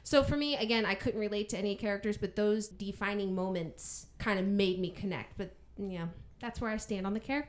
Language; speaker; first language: English; native; English